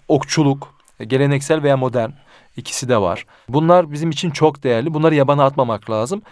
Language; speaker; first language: Turkish; early bilingual, heritage; Turkish